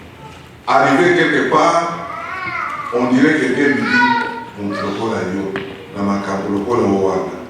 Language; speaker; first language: French; non-native, local second language; Lingala